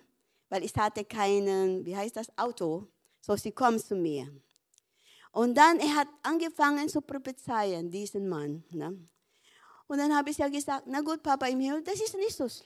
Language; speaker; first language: German; non-native, learner; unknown